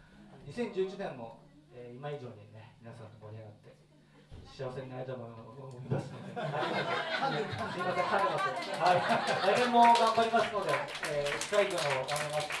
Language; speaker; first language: Japanese; native; Japanese